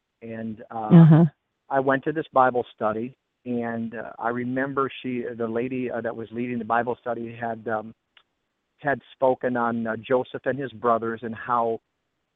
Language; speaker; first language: English; native; English